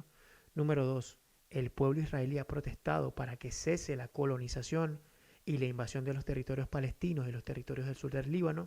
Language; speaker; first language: Spanish; native; Spanish